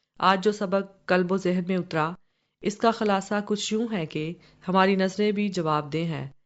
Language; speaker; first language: Urdu; non-native, local second language; Punjabi